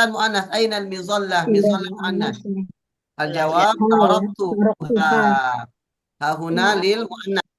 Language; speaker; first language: Arabic; non-native, fluent; Indonesian